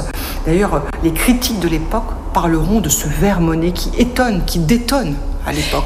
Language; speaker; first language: French; native; French